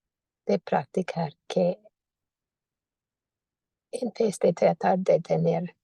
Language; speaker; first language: Spanish; non-native, fluent; English